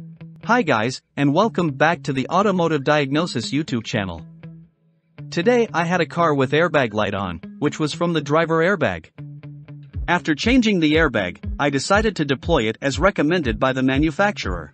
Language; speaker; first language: English; non-native, fluent; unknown